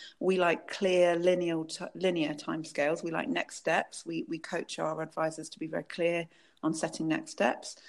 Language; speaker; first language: English; native; English